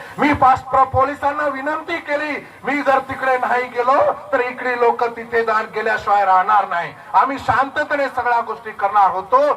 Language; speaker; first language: Marathi; non-native, local second language; Lambadi